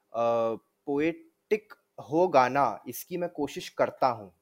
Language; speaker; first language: Hindi; native; Hindi